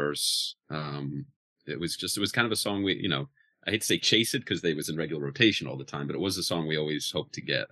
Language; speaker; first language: English; native; English